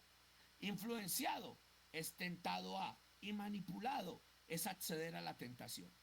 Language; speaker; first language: Spanish; native; Spanish